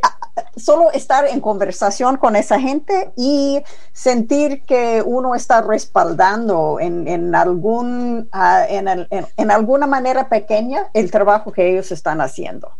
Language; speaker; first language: Spanish; non-native, fluent; English